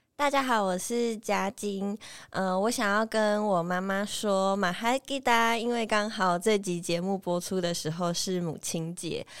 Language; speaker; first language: Chinese; native; Chinese